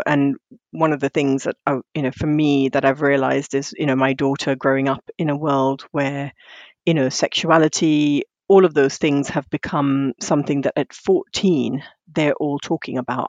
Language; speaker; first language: English; non-native, local second language; Tamil